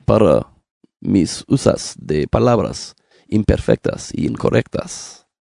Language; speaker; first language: Spanish; non-native, learner; English